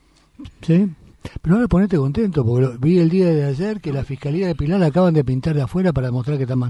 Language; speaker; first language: Spanish; native; Spanish